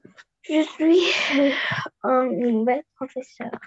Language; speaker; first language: French; non-native, learner; Russian